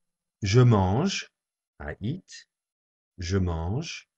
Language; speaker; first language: French; non-native, fluent; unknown